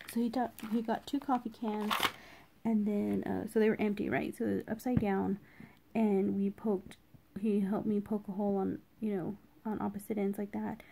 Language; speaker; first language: English; native; English